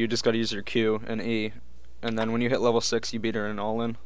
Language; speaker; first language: English; native; English